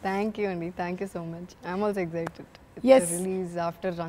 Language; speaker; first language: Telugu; non-native, fluent; Malayalam